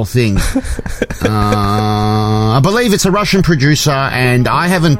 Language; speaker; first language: English; native; English